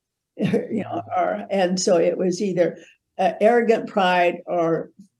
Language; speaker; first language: English; native; English